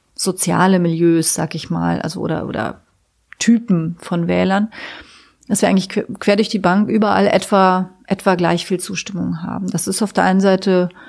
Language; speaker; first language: German; native; German